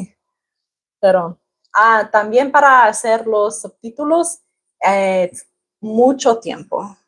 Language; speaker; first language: Spanish; non-native, learner; English